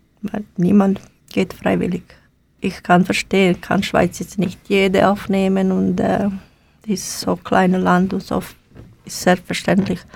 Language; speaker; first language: German; non-native, learner; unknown